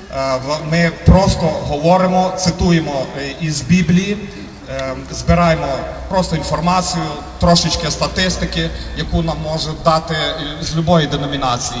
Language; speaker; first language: Ukrainian; native; Ukrainian